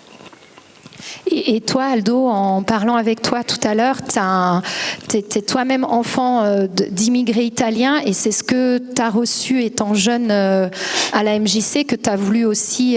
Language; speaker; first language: French; native; French